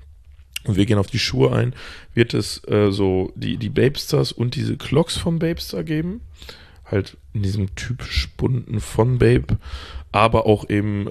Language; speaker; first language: German; native; German